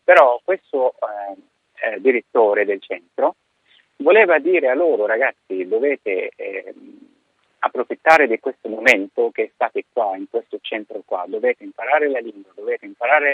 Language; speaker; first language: Italian; non-native, fluent; Arabic